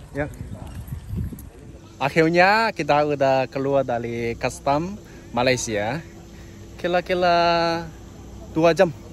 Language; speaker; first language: Indonesian; non-native, fluent; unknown